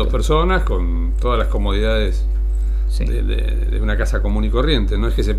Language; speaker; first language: Spanish; native; Spanish